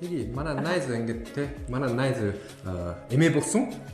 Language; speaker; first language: Mongolian; non-native, fluent; Japanese